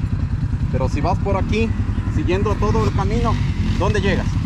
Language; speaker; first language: Spanish; native; Spanish